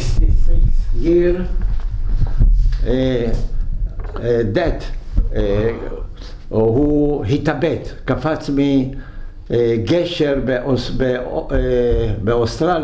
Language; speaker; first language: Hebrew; non-native, fluent; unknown